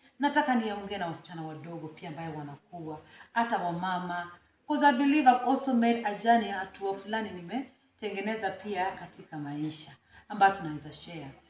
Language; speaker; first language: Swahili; non-native, local second language; Luo (Kenya and Tanzania)